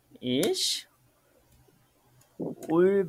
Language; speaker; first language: German; non-native, fluent; Bangla